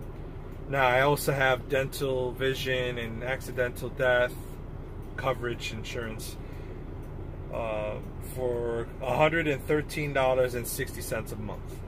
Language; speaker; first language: English; native; English